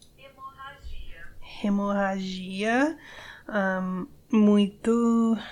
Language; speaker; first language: Portuguese; non-native, learner; English